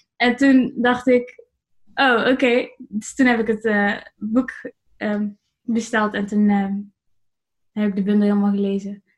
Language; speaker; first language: Dutch; native; Dutch